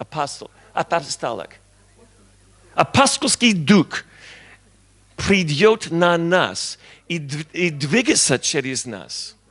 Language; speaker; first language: Russian; non-native, learner; English